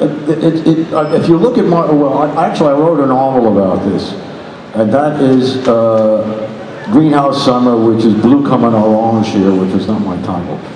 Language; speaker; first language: English; native; English